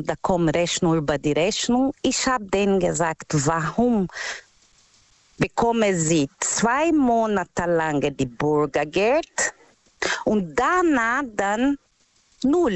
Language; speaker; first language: German; non-native, fluent; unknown